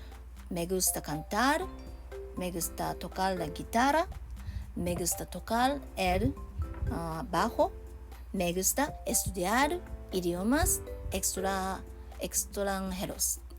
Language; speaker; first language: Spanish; non-native, learner; Japanese